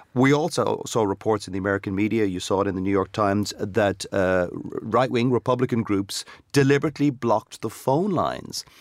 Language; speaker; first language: English; native; English